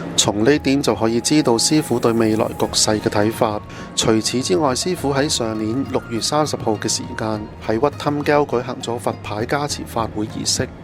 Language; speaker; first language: Cantonese; non-native, fluent; Thai